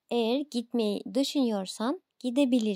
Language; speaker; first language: Turkish; non-native, fluent; Kazakh